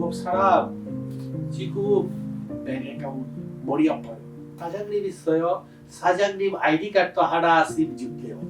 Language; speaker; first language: Korean; non-native, learner; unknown